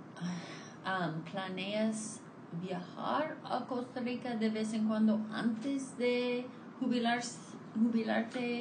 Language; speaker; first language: Spanish; non-native, fluent; English